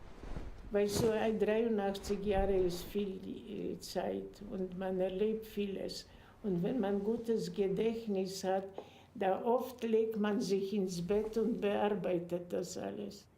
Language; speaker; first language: German; non-native, fluent; Polish